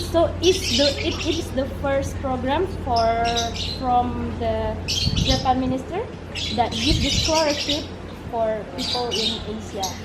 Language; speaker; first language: English; non-native, fluent; Indonesian